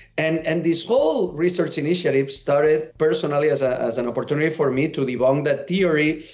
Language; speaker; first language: English; non-native, fluent; Spanish